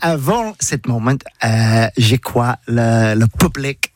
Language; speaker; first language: French; non-native, learner; English